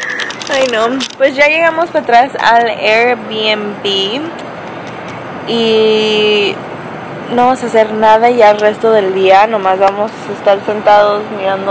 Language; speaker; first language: Spanish; early bilingual, heritage; Spanish